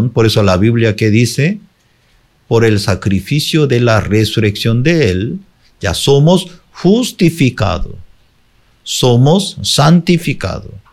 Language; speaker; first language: Spanish; non-native, fluent; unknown